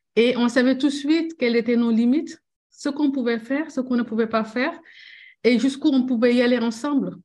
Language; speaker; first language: French; non-native, local second language; Wolof